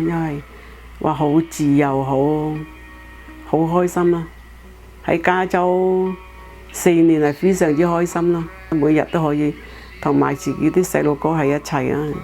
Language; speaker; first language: Cantonese; early bilingual, heritage; Cantonese